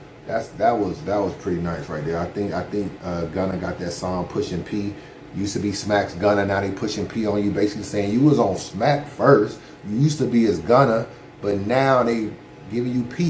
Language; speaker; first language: English; native; English